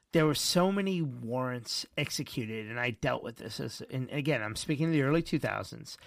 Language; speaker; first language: English; early bilingual, other home language; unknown